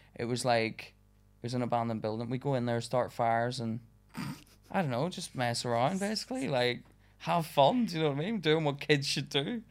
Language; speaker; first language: English; native; English